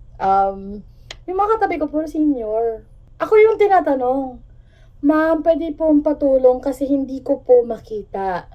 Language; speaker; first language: Filipino; non-native, local second language; Hiligaynon